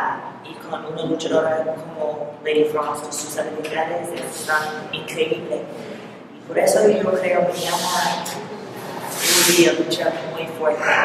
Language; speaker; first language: Spanish; non-native, learner; English